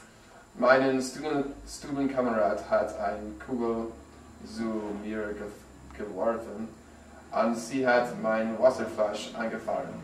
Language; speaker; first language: German; non-native, learner; English